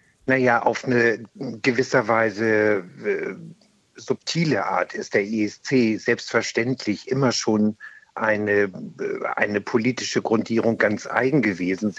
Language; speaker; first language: German; native; German